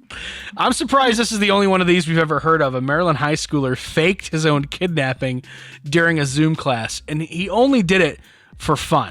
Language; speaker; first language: English; native; English